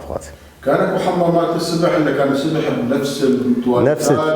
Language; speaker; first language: Arabic; native; Arabic